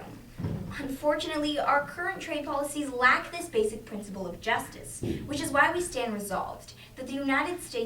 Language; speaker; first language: English; native; English